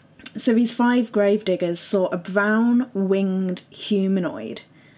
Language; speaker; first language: English; native; English